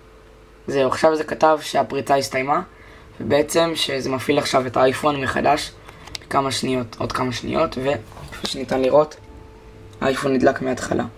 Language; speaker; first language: Hebrew; native; Hebrew